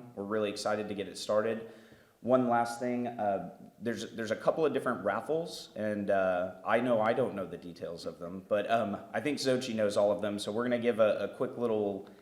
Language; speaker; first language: English; native; English